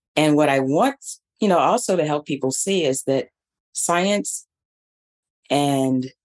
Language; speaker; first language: English; native; English